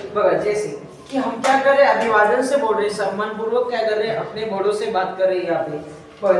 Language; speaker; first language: Hindi; non-native, local second language; Marathi